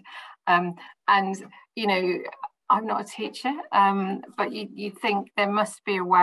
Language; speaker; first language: English; native; English